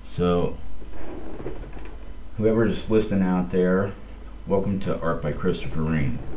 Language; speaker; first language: English; native; English